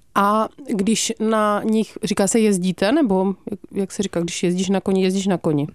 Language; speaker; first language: Czech; native; Czech